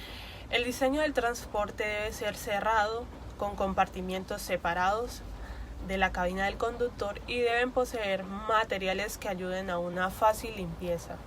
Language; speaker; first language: Spanish; native; Spanish